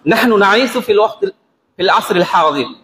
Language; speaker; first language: Arabic; non-native, fluent; Bangla